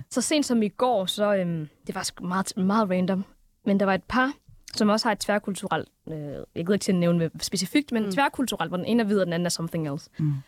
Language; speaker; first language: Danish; early bilingual, other home language; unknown